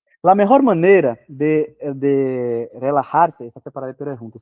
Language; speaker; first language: Spanish; non-native, fluent; Portuguese